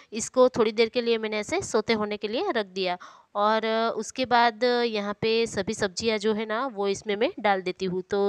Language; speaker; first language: Hindi; non-native, local second language; Gujarati